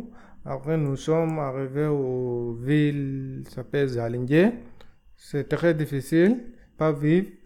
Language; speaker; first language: French; non-native, learner; Arabic